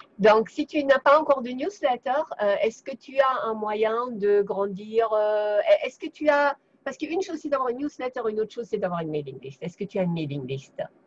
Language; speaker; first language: French; non-native, fluent; German